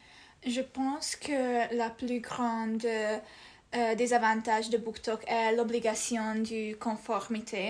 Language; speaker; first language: French; non-native, learner; Hungarian